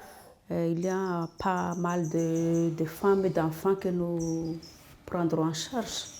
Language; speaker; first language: French; non-native, local second language; Malagasy